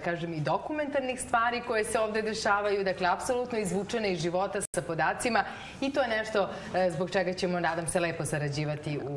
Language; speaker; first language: Serbian; native; Serbian